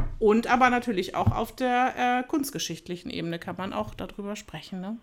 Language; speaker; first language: German; native; German